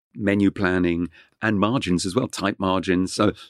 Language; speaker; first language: English; non-native, local second language; French